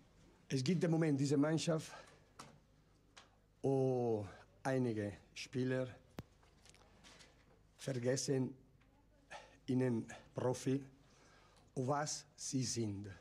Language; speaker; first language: German; non-native, learner; Italian